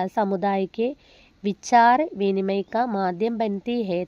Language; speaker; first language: Hindi; non-native, local second language; Malayalam